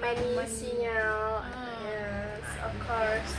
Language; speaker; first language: English; non-native, learner; Indonesian